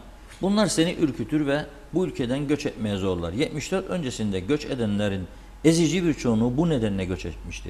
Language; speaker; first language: Turkish; native; Turkish